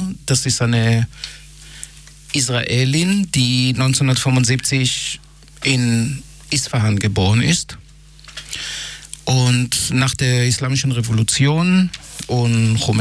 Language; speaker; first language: German; non-native, fluent; Hebrew